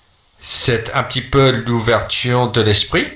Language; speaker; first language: French; non-native, fluent; English